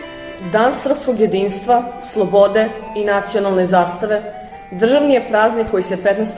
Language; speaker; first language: Serbian; native; Serbian